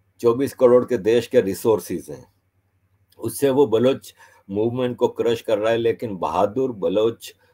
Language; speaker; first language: Urdu; native; Urdu